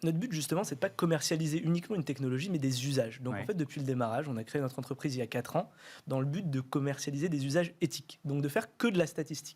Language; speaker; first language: French; native; French